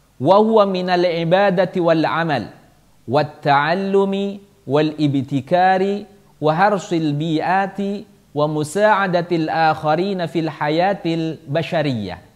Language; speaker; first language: Arabic; non-native, fluent; Indonesian